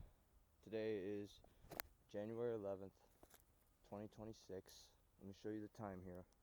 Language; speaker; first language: English; native; English